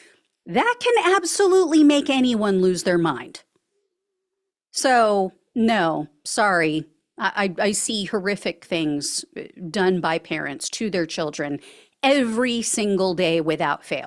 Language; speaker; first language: English; native; English